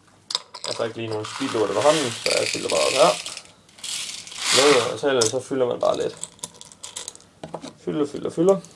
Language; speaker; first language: Danish; native; Danish